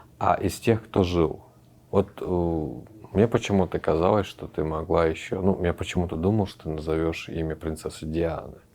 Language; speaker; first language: Russian; non-native, local second language; Chechen